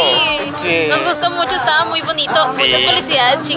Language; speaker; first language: Spanish; native; Spanish